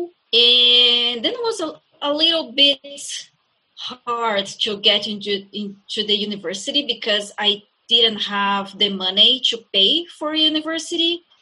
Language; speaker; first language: English; non-native, fluent; Portuguese